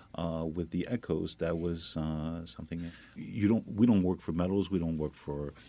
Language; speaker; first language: English; non-native, fluent; French